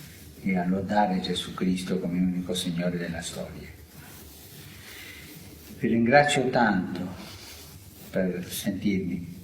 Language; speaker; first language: Italian; non-native, fluent; Spanish